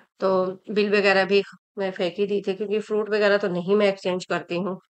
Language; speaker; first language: Hindi; native; Hindi